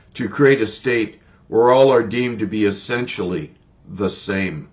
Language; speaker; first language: English; native; English